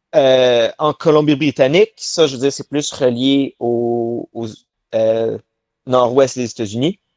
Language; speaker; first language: French; native; French